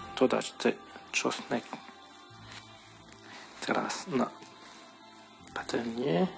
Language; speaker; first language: Polish; non-native, learner; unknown